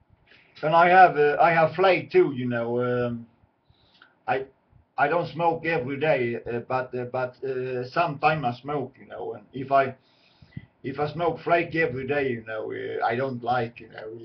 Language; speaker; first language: English; non-native, learner; Swedish